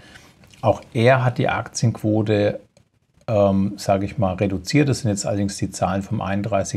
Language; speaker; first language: German; native; German